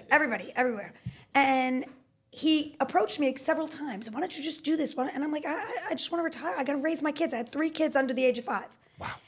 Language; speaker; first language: English; native; English